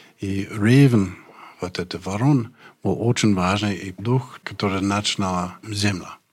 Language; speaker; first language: Russian; non-native, fluent; English